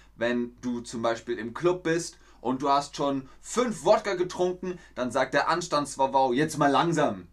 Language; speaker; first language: German; native; German